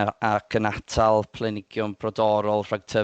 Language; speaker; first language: Welsh; native; Welsh